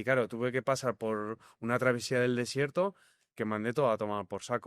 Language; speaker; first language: Spanish; native; Spanish